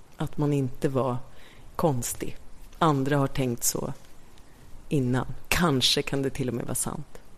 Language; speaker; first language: Swedish; native; Swedish